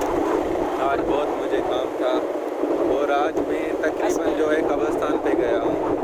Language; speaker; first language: Hindi; non-native, local second language; Sindhi